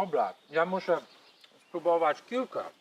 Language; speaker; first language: Polish; non-native, learner; English